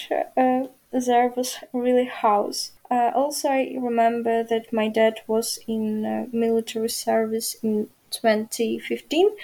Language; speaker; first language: English; non-native, learner; Ukrainian